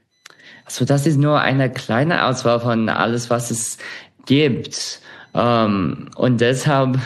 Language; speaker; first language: German; non-native, fluent; English